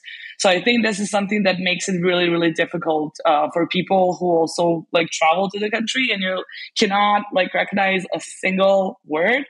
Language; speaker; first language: English; non-native, fluent; Serbian